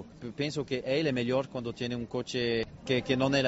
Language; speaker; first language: Spanish; non-native, learner; French